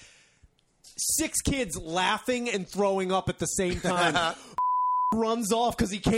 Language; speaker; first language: English; native; English